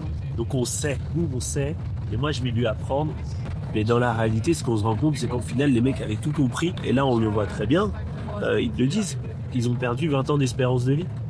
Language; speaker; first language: French; native; French